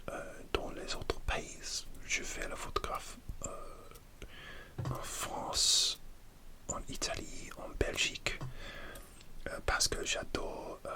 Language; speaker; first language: French; non-native, learner; English